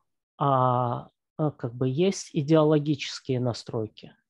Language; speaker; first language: Russian; native; Russian